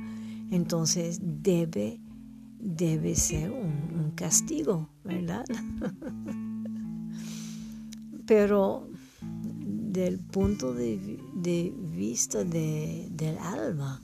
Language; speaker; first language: Spanish; non-native, learner; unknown